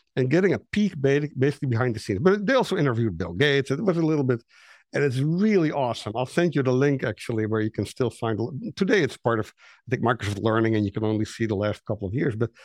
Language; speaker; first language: English; non-native, fluent; Dutch